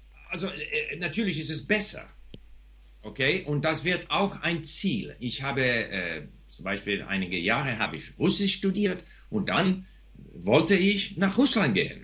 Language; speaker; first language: German; non-native, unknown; English